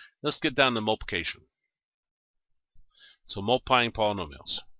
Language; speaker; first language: English; native; English